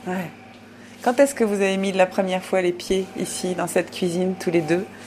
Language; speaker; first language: French; native; French